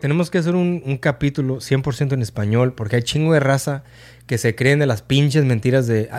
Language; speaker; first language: Spanish; early bilingual, heritage; Spanish